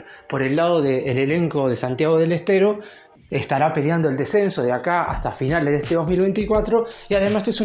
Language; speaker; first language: Spanish; native; Spanish